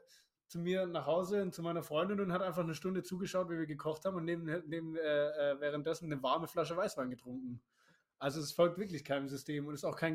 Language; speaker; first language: German; native; German